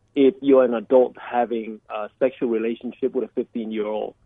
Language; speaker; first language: English; early bilingual, other home language; Vietnamese